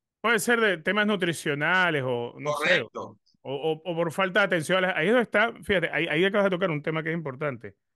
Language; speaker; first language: Spanish; native; Spanish